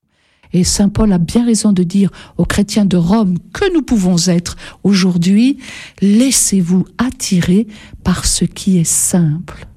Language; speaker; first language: French; native; French